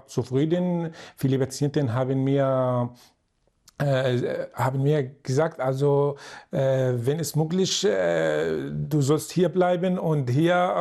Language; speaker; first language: German; non-native, learner; Arabic